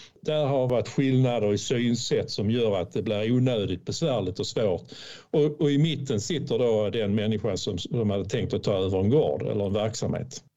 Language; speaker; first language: Swedish; native; Swedish